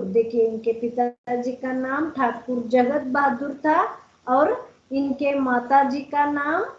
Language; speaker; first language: Hindi; non-native, local second language; Kannada